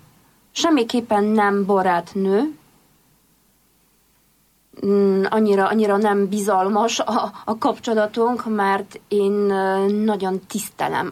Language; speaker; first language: Hungarian; non-native, fluent; Polish